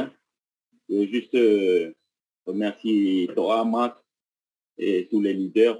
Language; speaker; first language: French; non-native, local second language; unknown